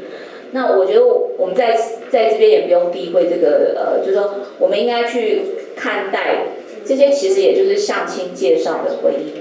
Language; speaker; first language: Chinese; native; Chinese